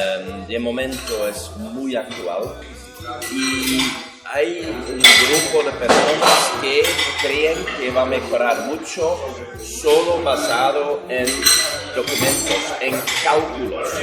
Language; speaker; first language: Spanish; non-native, fluent; Dutch